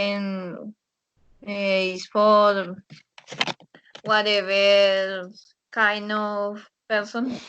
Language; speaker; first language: English; non-native, learner; Spanish